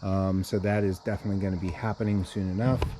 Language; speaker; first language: English; native; English